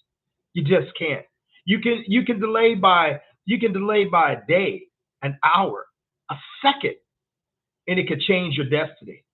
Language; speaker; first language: English; native; English